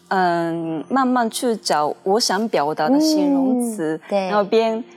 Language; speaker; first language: Chinese; non-native, fluent; Japanese